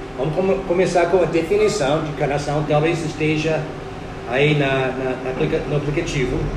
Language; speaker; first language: Portuguese; non-native, fluent; English